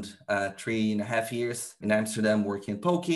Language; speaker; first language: English; non-native, fluent; Portuguese